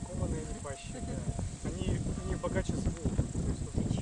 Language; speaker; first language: Russian; native; Russian